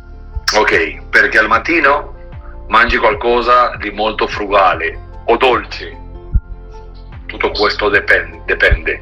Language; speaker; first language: Italian; non-native, learner; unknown